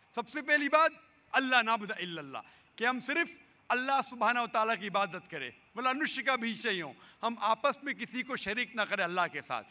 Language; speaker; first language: Hindi; non-native, local second language; Konkani